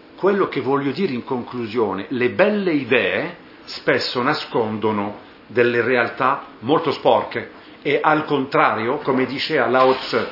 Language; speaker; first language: Italian; non-native, fluent; French